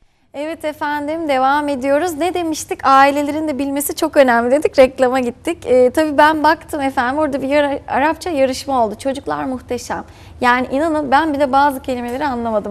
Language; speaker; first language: Turkish; native; Turkish